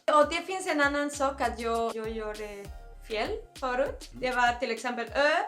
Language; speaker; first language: Swedish; non-native, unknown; Spanish